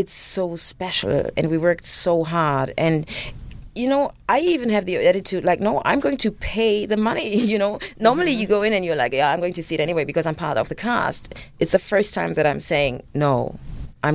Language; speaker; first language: English; non-native, fluent; German